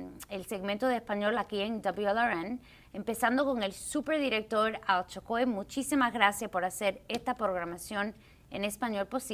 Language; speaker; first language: Spanish; early bilingual, heritage; Spanish